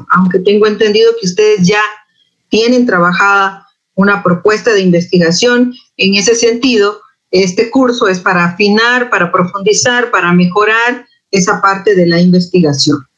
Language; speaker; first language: Spanish; native; Spanish